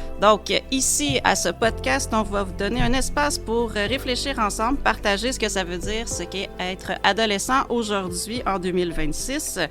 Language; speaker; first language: French; native; French